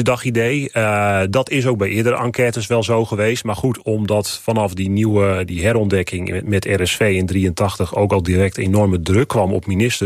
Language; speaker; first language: Dutch; native; Dutch